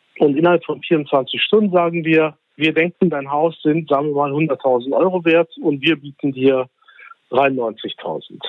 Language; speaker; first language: German; early bilingual, other home language; Turkish